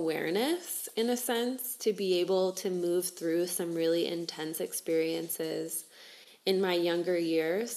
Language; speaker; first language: English; native; English